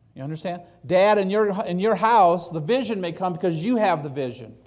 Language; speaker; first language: English; early bilingual, other home language; Polish